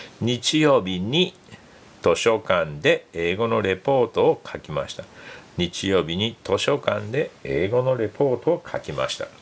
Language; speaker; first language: Japanese; non-native, fluent; English